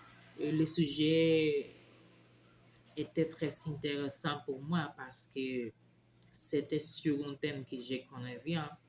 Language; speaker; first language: French; non-native, learner; Spanish